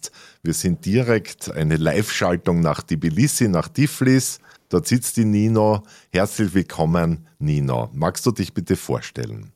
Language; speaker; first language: German; native; German